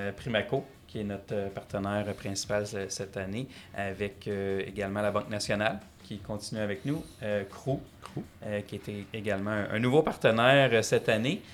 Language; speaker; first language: French; native; French